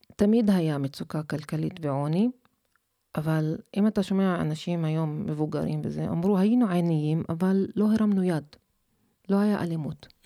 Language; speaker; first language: Hebrew; non-native, local second language; Arabic